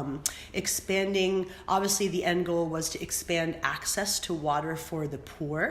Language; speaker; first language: English; early bilingual, other home language; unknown